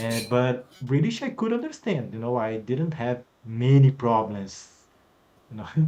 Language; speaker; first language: English; non-native, fluent; Portuguese